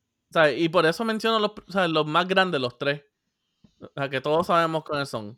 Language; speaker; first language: Spanish; native; Spanish